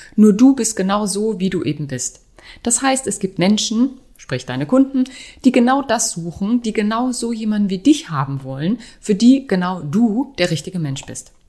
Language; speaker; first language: German; native; German